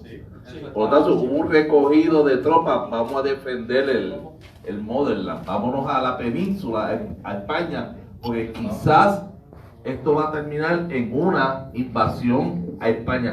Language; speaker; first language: Spanish; native; Spanish